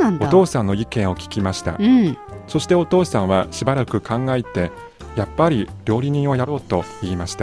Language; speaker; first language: Japanese; non-native, fluent; Chinese